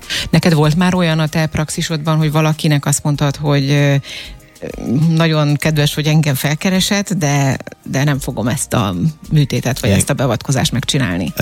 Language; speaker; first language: Hungarian; native; Hungarian